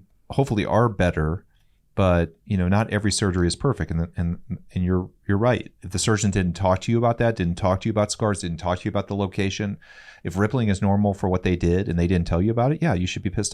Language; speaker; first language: English; native; English